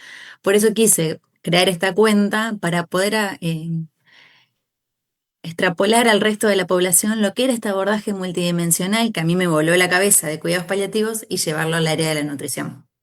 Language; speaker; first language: Spanish; native; Spanish